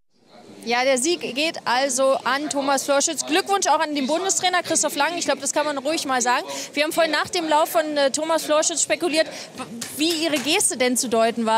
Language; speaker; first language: German; native; German